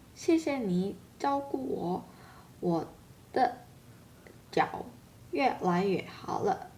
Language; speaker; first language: Chinese; non-native, learner; Indonesian